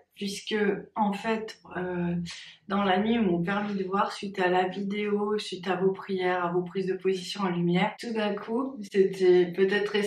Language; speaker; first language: French; native; French